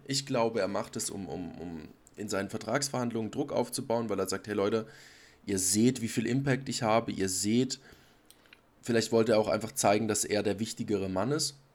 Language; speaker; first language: German; native; German